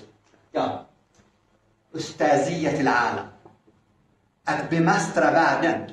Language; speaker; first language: Swedish; non-native, fluent; Arabic